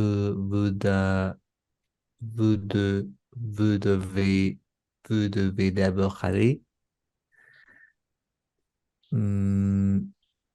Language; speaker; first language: French; non-native, learner; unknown